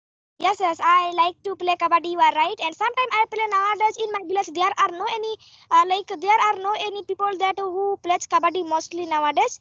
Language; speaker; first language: English; non-native, learner; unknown